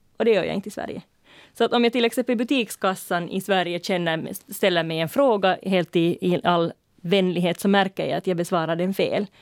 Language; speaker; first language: Swedish; native; Swedish